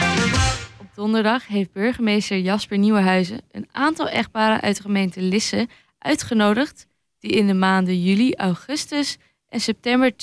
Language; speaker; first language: Dutch; native; Dutch